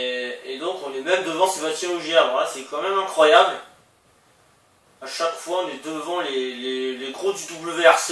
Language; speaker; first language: French; native; French